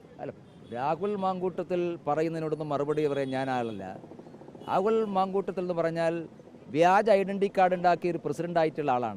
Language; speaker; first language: Malayalam; native; Malayalam